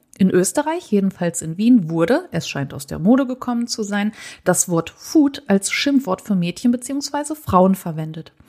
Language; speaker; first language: German; native; German